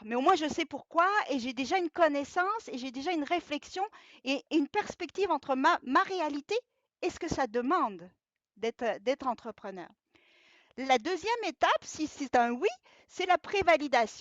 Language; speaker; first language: French; native; French